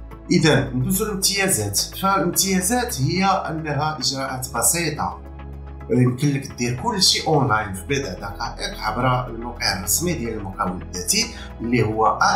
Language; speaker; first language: Arabic; native; Arabic